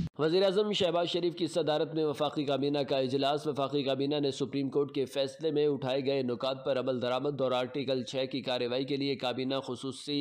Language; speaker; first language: Urdu; non-native, local second language; Punjabi